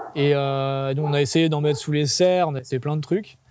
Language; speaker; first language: French; native; French